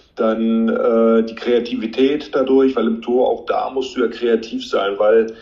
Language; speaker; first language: German; native; German